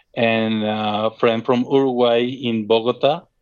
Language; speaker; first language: English; non-native, fluent; Spanish